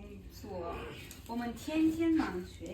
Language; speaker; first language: Chinese; non-native, learner; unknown